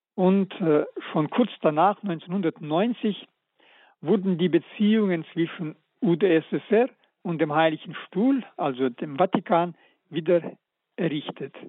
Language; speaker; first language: German; early bilingual, other home language; Russian